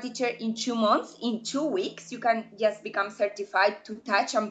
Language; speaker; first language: English; non-native, fluent; Spanish